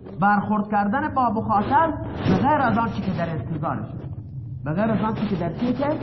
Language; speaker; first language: Persian; non-native, local second language; Baluchi